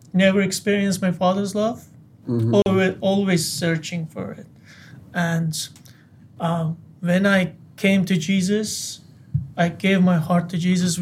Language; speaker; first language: English; non-native, fluent; Persian